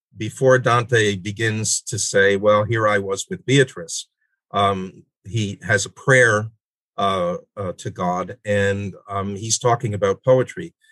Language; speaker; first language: English; native; English